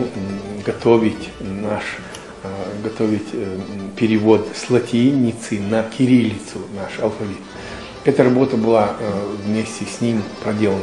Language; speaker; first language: Russian; non-native, local second language; Chechen